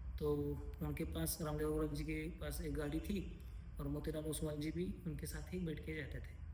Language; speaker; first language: Hindi; non-native, local second language; Marathi